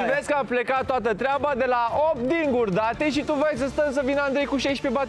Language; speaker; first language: Romanian; native; Romanian